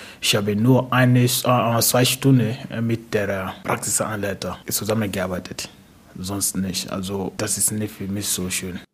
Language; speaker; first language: German; non-native, learner; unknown